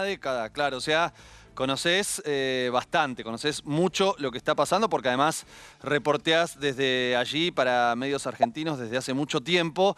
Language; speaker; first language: Spanish; native; Spanish